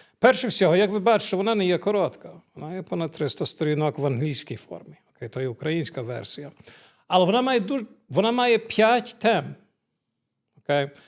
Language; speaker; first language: Ukrainian; early bilingual, heritage; Ukrainian